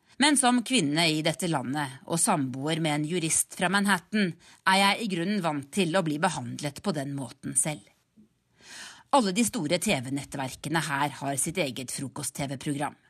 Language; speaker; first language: Norwegian; native; Norwegian